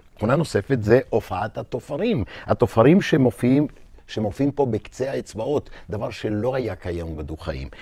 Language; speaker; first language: Hebrew; native; Hebrew